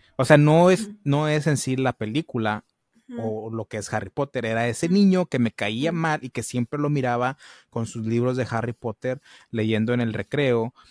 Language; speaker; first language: Spanish; early bilingual, heritage; Spanish